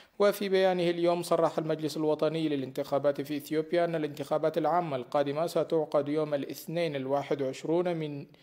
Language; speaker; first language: Arabic; non-native, fluent; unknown